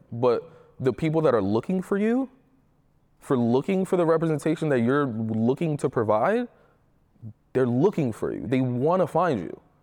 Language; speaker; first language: English; early bilingual, other home language; Spanish